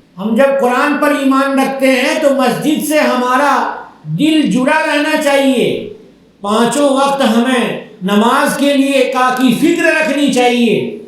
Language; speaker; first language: Urdu; native; Urdu